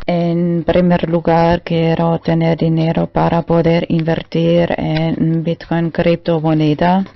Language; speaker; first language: Spanish; non-native, learner; German